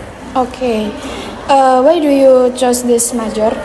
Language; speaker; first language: English; non-native, learner; Indonesian